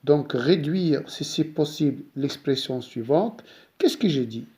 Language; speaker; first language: French; non-native, local second language; Arabic